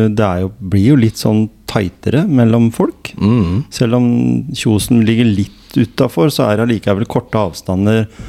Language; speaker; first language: Norwegian; native; Norwegian